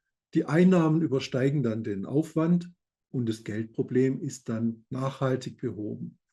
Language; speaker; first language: German; native; German